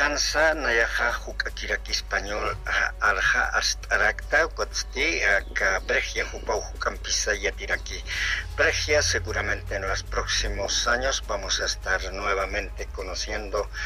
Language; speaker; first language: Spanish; non-native, local second language; Aymara